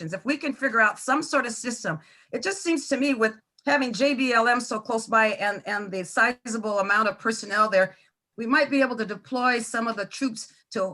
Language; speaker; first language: English; native; English